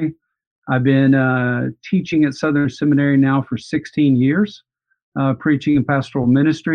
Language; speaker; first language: English; native; English